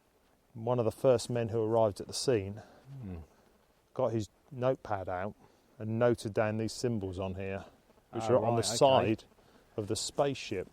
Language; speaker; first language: English; native; English